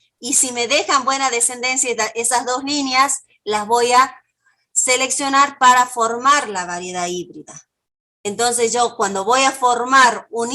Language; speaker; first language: Spanish; native; Spanish